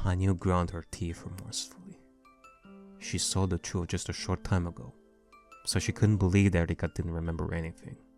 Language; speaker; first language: English; native; English